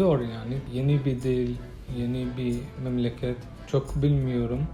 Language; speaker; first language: Turkish; non-native, learner; Arabic